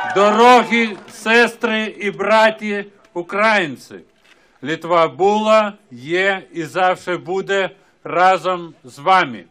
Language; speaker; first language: Ukrainian; non-native, fluent; Lithuanian